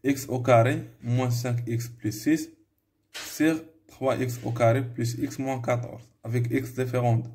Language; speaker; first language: French; non-native, local second language; Arabic